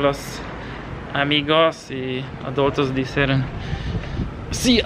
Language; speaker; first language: Spanish; non-native, learner; English